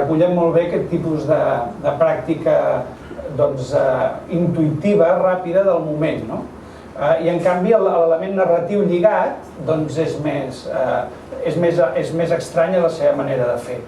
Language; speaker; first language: Catalan; native; Catalan